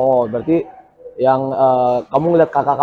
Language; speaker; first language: Indonesian; native; Indonesian